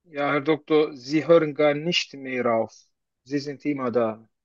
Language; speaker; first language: German; non-native, learner; Turkish